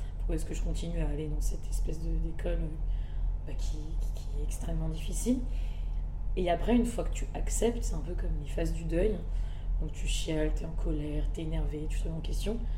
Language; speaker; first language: French; early bilingual, other home language; Malagasy